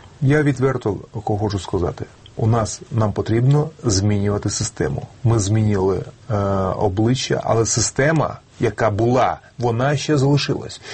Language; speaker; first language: Ukrainian; non-native, local second language; Russian